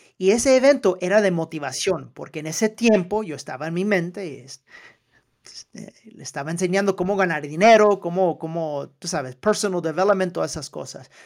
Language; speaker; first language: Spanish; early bilingual, heritage; Spanish